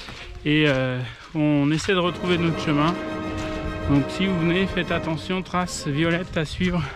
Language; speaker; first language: French; native; French